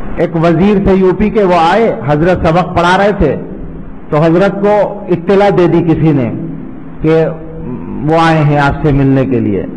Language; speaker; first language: Urdu; native; Urdu